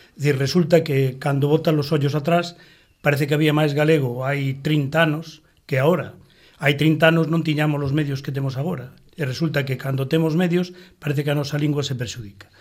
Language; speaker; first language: Galician; native; Galician